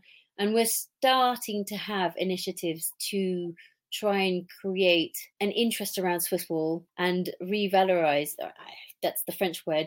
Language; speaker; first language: English; native; English